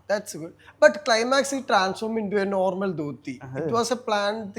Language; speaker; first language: English; non-native, local second language; Malayalam